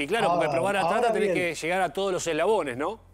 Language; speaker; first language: Spanish; native; Spanish